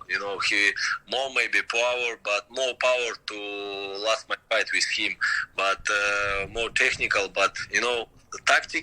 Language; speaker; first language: English; non-native, learner; Russian